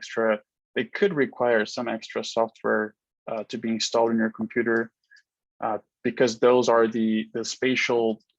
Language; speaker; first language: English; non-native, fluent; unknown